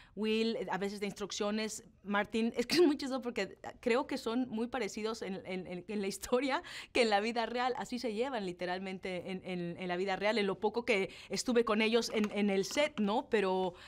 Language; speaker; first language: Spanish; native; Spanish